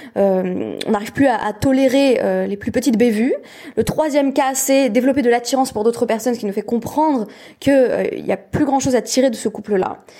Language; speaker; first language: French; native; French